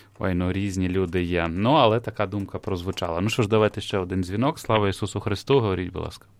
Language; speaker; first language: Ukrainian; native; Ukrainian